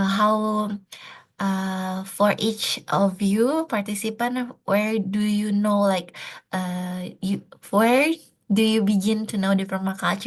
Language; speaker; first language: English; non-native, fluent; Indonesian